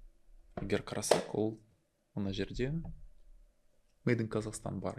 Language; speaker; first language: Kazakh; non-native, learner; Russian